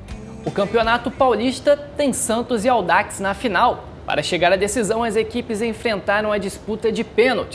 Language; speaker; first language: Portuguese; native; Portuguese